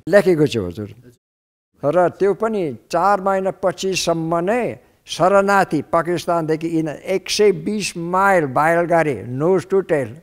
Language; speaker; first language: Nepali; non-native, fluent; English